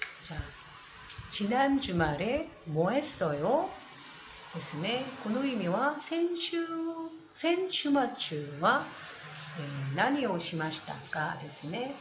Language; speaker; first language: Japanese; non-native, fluent; Korean